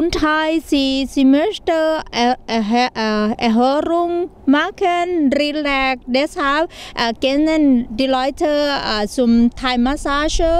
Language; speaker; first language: German; non-native, learner; Thai